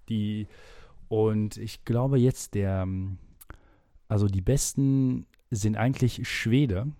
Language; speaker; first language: German; non-native, fluent; French